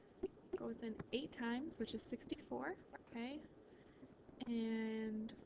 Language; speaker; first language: English; native; English